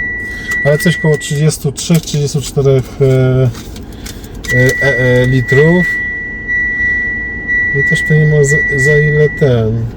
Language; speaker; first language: Polish; native; Polish